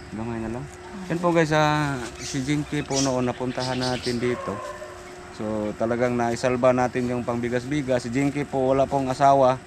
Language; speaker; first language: Filipino; non-native, local second language; Cebuano